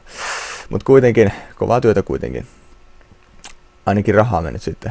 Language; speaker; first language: Finnish; native; Finnish